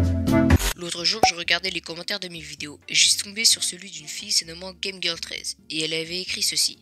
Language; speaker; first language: French; native; French